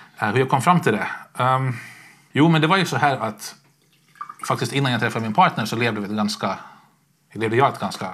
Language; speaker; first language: Swedish; native; Swedish